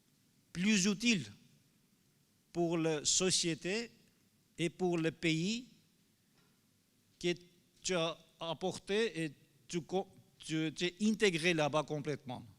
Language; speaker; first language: French; non-native, fluent; Armenian